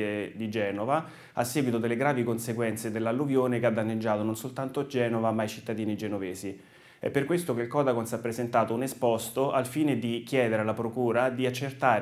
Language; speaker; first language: Italian; native; Italian